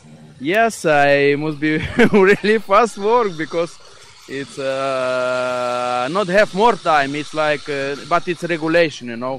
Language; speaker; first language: English; non-native, learner; Ukrainian